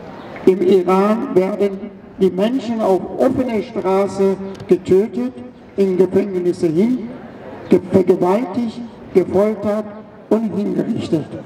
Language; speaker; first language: German; non-native, fluent; Persian